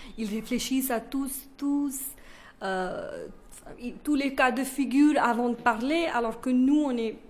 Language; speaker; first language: French; non-native, fluent; Kannada